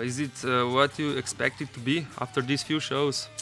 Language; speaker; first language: English; non-native, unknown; Slovenian